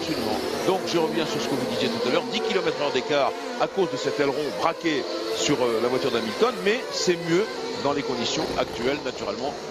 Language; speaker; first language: French; native; French